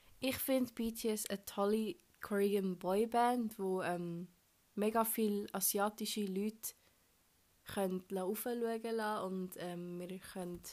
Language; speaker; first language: German; early bilingual, other home language; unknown